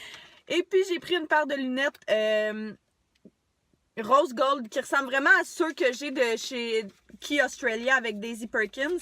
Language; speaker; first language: French; native; French